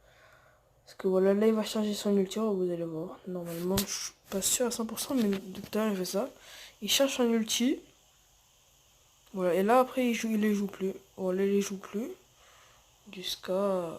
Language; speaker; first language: French; native; French